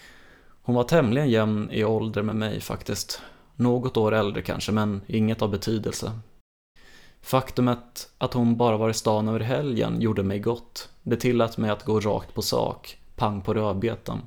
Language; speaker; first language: Swedish; native; Swedish